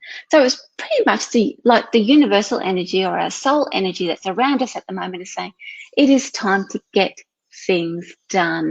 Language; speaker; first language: English; native; English